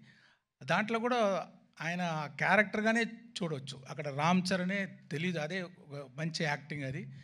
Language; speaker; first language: Telugu; non-native, learner; Tamil